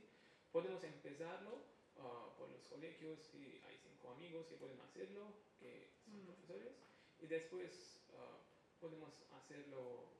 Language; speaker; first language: Spanish; non-native, fluent; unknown